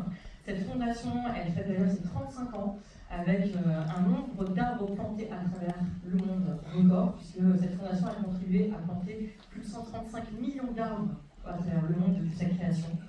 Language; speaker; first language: French; native; French